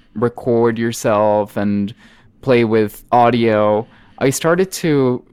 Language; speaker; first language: English; non-native, fluent; Spanish